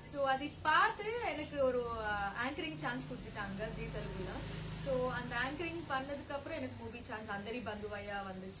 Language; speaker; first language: Tamil; non-native, learner; Telugu